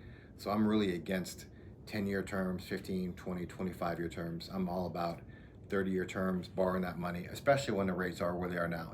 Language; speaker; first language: English; native; English